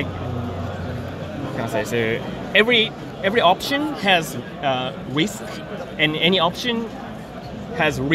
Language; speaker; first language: English; non-native, fluent; Japanese